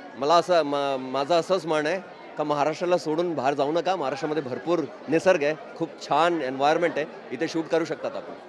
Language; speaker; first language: Marathi; non-native, local second language; Malayalam